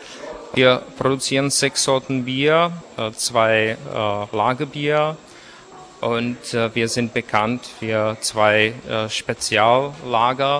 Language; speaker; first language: German; non-native, fluent; Czech